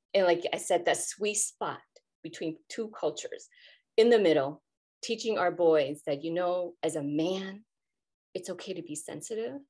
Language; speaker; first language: English; native; English